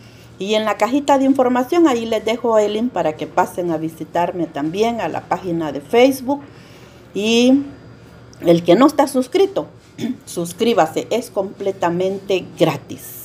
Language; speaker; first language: Spanish; native; Spanish